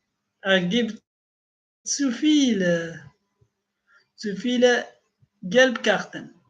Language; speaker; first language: German; non-native, learner; Arabic